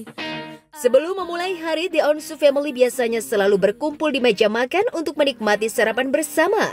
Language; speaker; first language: Indonesian; native; Indonesian